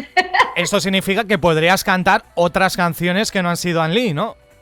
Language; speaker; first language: Spanish; native; Spanish